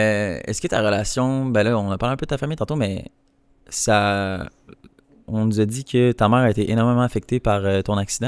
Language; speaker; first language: French; native; French